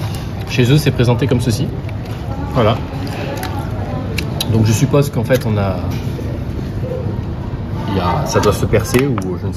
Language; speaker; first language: French; native; French